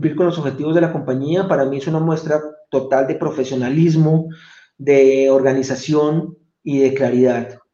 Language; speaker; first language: Spanish; native; Spanish